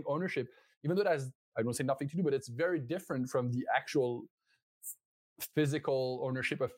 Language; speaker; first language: English; non-native, fluent; French